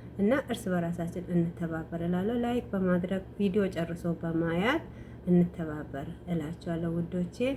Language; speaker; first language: Amharic; non-native, local second language; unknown